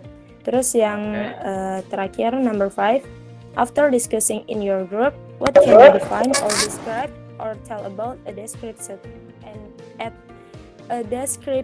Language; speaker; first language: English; non-native, learner; Indonesian